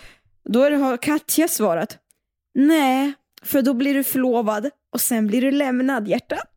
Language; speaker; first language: Swedish; native; Swedish